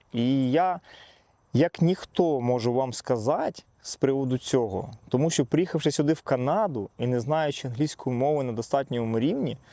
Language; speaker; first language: Ukrainian; non-native, local second language; Russian